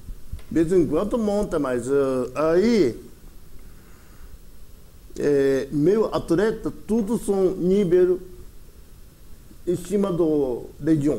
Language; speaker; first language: Portuguese; early bilingual, other home language; Japanese